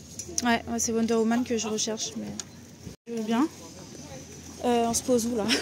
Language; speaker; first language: French; native; French